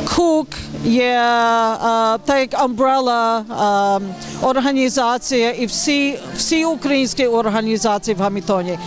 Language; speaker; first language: Ukrainian; early bilingual, heritage; Ukrainian